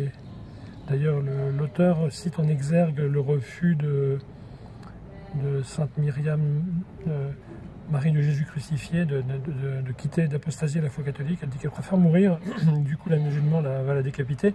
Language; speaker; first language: French; native; French